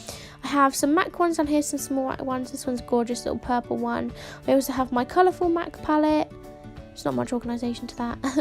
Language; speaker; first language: English; native; English